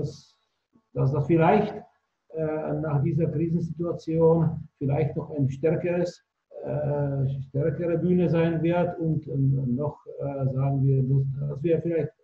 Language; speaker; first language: German; non-native, fluent; Czech